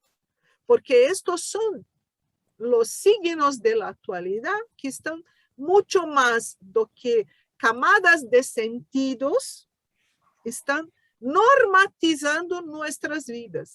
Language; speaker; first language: Spanish; non-native, fluent; Portuguese